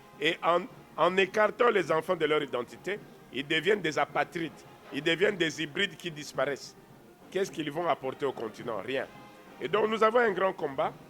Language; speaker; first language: French; non-native, local second language; Kongo